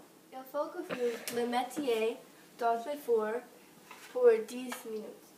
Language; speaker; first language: French; non-native, learner; English